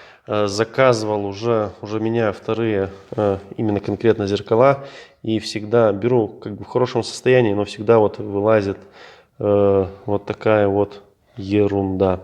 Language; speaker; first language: Russian; native; Russian